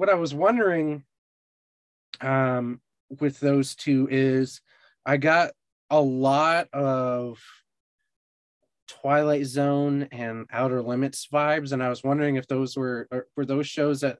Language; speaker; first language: English; native; English